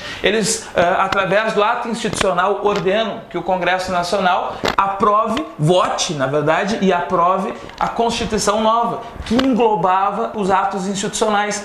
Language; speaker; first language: Portuguese; native; Portuguese